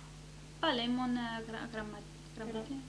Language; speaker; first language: Greek; early bilingual, heritage; Greek